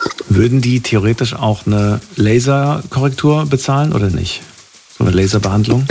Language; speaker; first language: German; native; German